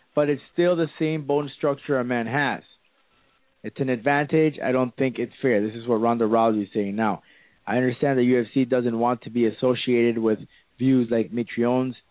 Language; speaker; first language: English; early bilingual, other home language; Spanish